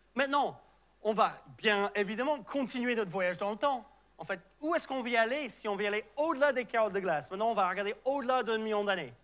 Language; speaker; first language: French; non-native, fluent; English